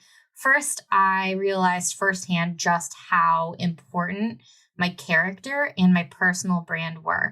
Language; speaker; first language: English; native; English